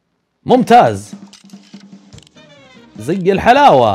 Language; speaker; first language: Arabic; native; Arabic